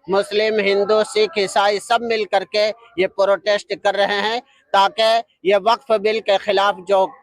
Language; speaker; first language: Urdu; native; Urdu